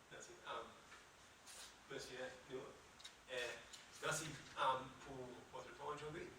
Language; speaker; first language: French; non-native, learner; English